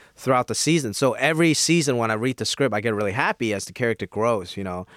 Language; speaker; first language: English; non-native, local second language; Cantonese